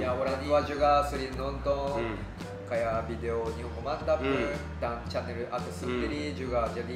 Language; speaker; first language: Indonesian; non-native, fluent; Japanese